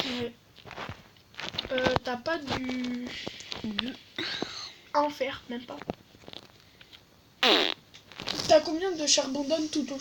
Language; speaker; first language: French; native; French